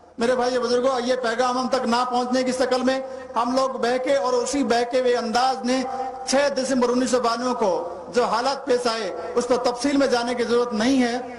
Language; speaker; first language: Urdu; non-native, local second language; Hindi